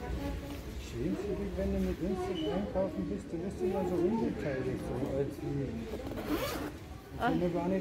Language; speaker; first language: German; native; German